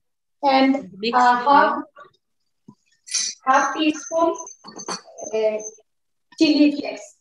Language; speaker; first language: English; non-native, learner; Bangla